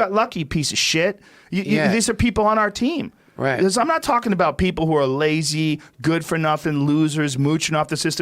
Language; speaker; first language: English; native; English